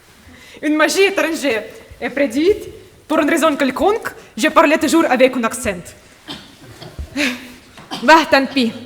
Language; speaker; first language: French; non-native, learner; Russian